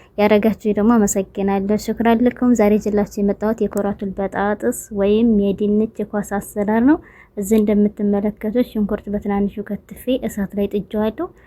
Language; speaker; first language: Amharic; native; Amharic